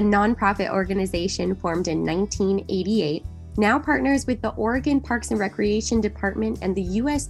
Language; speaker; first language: English; native; English